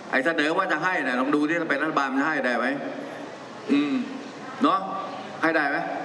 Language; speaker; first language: Thai; native; Thai